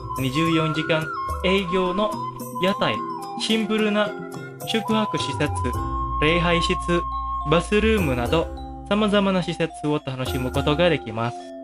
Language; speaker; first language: Japanese; non-native, fluent; Indonesian